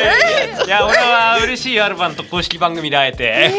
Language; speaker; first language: Japanese; native; Japanese